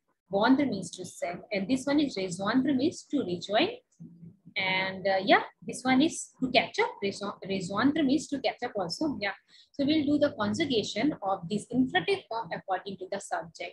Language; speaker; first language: English; non-native, local second language; Hindi